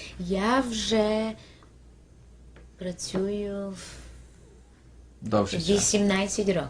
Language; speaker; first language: Ukrainian; early bilingual, heritage; Ukrainian